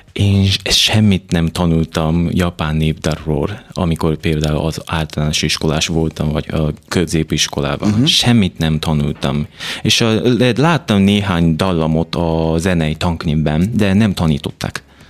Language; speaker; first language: Hungarian; non-native, fluent; Japanese